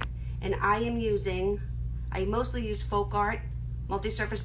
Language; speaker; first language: English; native; English